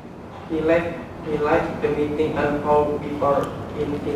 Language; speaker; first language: English; non-native, learner; Indonesian